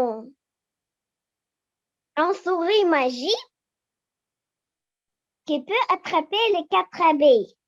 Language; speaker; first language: French; non-native, learner; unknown